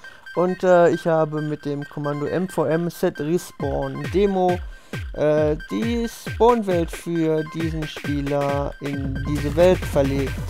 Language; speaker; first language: German; native; German